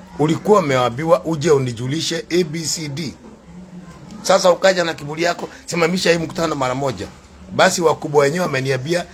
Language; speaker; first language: Swahili; non-native, local second language; Kikuyu